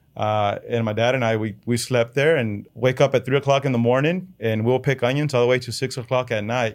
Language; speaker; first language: English; early bilingual, other home language; Spanish